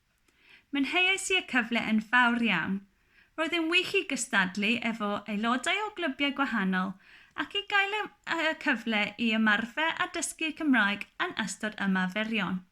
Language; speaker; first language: Welsh; non-native, local second language; English